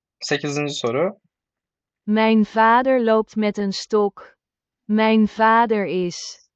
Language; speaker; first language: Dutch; non-native, fluent; Turkish